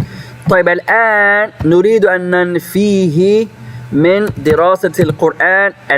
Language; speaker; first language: Arabic; non-native, fluent; English